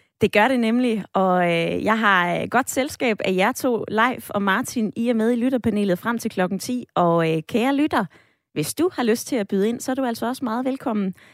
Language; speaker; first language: Danish; native; Danish